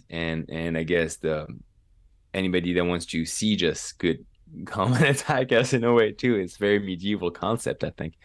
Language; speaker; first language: English; non-native, fluent; French